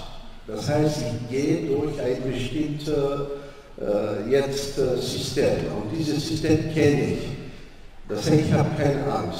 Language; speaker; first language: German; non-native, fluent; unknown